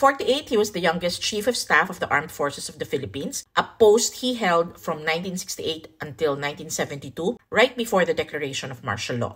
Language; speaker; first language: English; non-native, local second language; Filipino